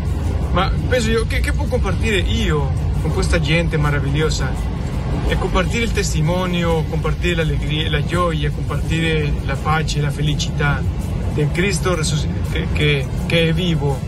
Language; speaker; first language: Italian; non-native, fluent; Spanish